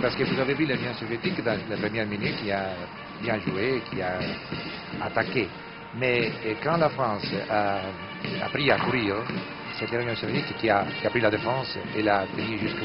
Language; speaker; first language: French; non-native, fluent; Italian